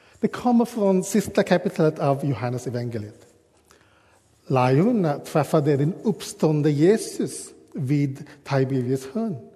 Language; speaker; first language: Swedish; non-native, learner; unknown